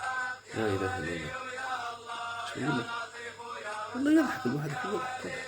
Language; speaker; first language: Arabic; native; Arabic